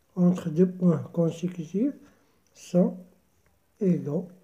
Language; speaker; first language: French; non-native, local second language; Arabic